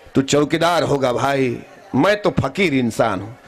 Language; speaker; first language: Hindi; non-native, local second language; Marathi